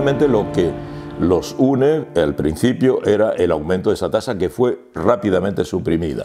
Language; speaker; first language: Spanish; native; Spanish